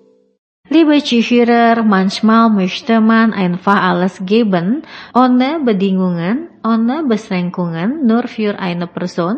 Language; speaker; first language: German; non-native, fluent; Indonesian